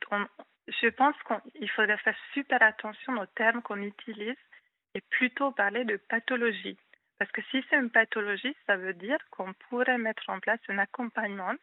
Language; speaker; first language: French; non-native, fluent; Hungarian